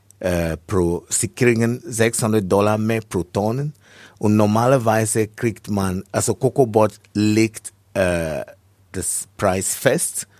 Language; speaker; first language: German; non-native, fluent; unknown